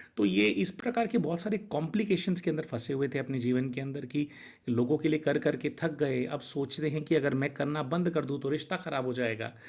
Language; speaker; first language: Hindi; native; Hindi